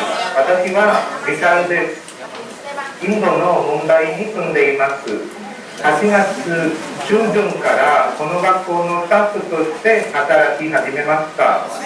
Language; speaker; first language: Japanese; non-native, fluent; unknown